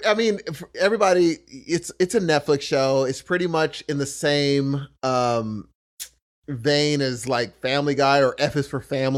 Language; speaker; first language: English; native; English